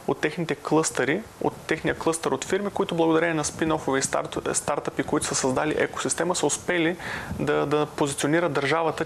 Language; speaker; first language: Bulgarian; native; Bulgarian